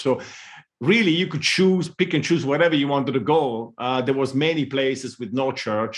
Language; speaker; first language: English; non-native, fluent; Italian